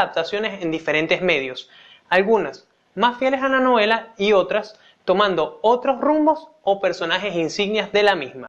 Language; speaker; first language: Spanish; native; Spanish